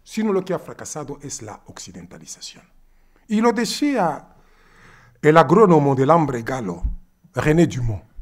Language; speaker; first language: Spanish; non-native, fluent; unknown